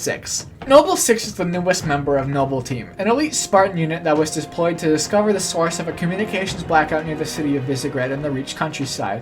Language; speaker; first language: English; native; English